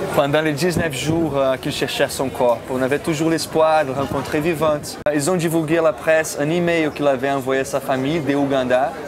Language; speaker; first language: French; non-native, fluent; Portuguese